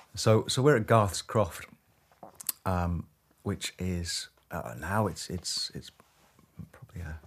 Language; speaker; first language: English; native; English